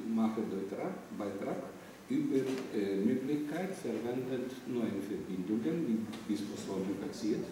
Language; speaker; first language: German; non-native, learner; Ukrainian